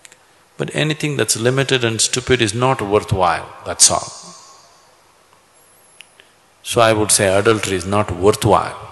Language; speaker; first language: English; non-native, local second language; Kannada